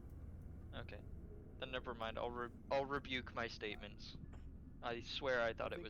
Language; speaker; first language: English; native; English